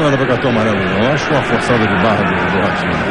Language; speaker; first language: Portuguese; native; Portuguese